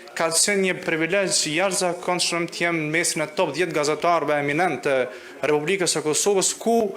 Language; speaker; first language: Albanian; non-native, local second language; Romany